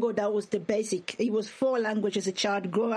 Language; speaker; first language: English; non-native, fluent; Swahili